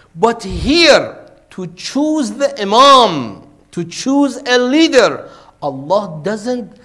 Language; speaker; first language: English; non-native, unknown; Persian